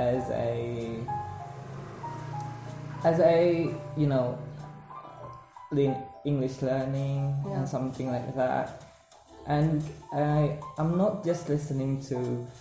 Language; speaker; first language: English; non-native, learner; Indonesian